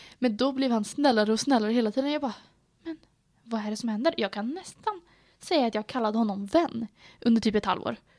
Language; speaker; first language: Swedish; native; Swedish